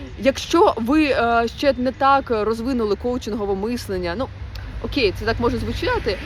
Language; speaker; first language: Ukrainian; non-native, local second language; Russian